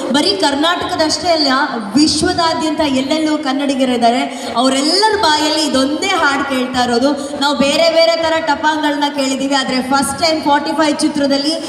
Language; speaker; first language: Kannada; non-native, local second language; Tulu